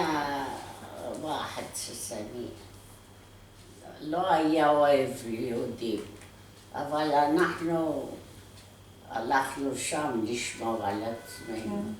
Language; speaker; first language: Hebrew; non-native, learner; Arabic